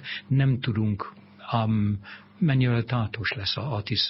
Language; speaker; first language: Hungarian; non-native, fluent; English